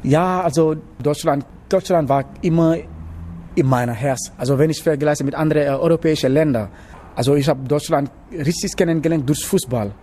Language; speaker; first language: German; non-native, learner; Wolof